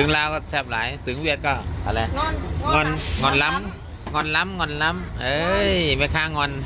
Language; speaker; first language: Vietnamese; non-native, learner; Thai